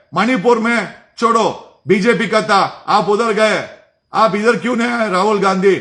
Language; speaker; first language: Hindi; non-native, local second language; Kannada